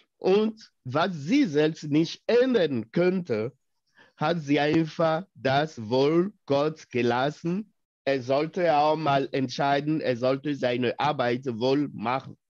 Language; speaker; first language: German; non-native, fluent; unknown